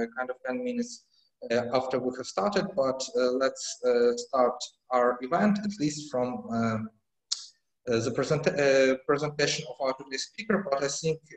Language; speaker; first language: English; non-native, fluent; Ukrainian